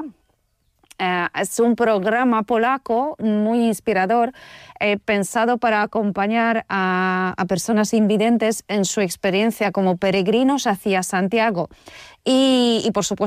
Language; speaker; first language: Spanish; non-native, fluent; Polish